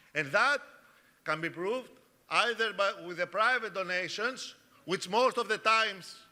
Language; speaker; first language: English; non-native, fluent; Greek